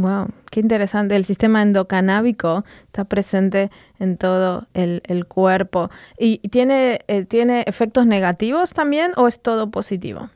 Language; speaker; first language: Spanish; native; Spanish